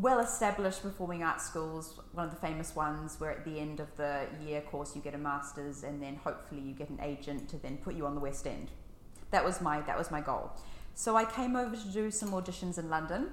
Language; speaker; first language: English; native; English